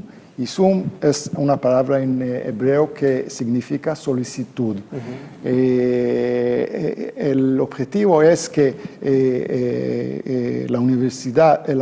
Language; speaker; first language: Spanish; non-native, fluent; Hebrew